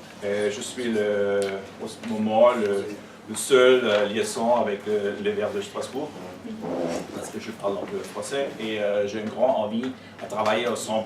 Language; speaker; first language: French; non-native, learner; German